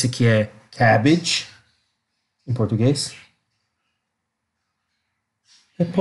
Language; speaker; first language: Portuguese; non-native, learner; English